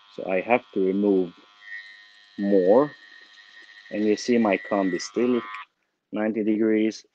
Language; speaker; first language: English; non-native, fluent; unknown